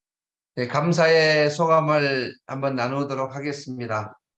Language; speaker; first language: Korean; native; Korean